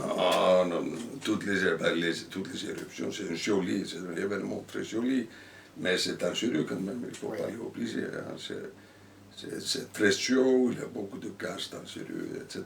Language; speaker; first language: French; non-native, fluent; Icelandic